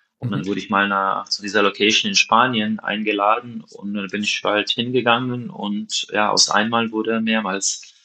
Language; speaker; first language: German; non-native, fluent; Slovenian